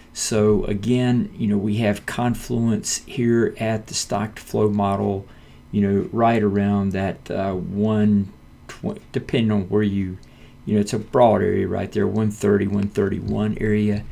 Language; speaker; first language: English; native; English